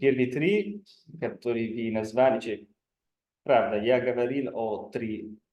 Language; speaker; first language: Russian; non-native, fluent; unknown